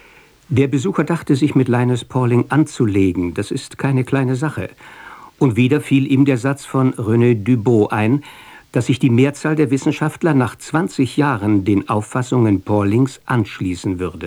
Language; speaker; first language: German; native; German